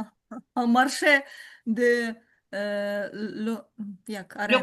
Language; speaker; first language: French; non-native, learner; Ukrainian